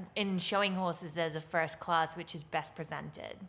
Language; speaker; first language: English; native; English